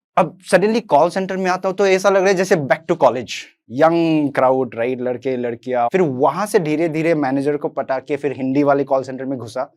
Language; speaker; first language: Hindi; non-native, local second language; Assamese